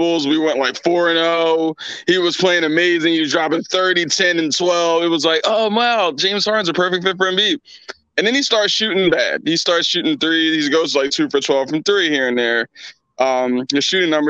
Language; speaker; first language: English; native; English